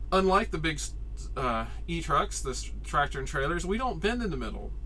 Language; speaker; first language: English; native; English